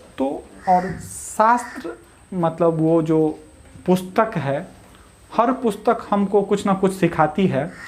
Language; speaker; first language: Hindi; native; Hindi